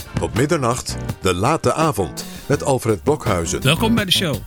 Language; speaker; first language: Dutch; native; Dutch